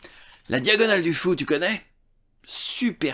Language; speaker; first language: French; native; French